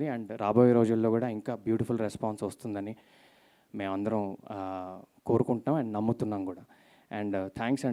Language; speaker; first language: Telugu; native; Telugu